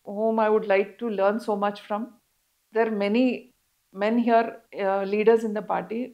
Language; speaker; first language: English; non-native, local second language; Telugu